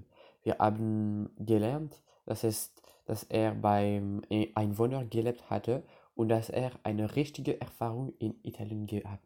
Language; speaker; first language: German; non-native, learner; French